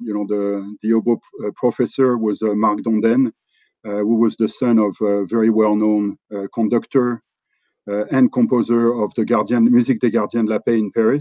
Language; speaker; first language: English; non-native, fluent; French